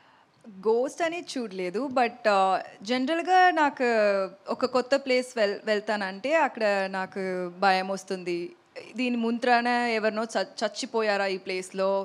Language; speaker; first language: Telugu; non-native, learner; Tamil